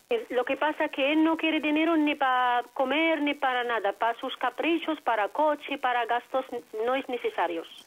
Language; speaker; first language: Spanish; non-native, fluent; Arabic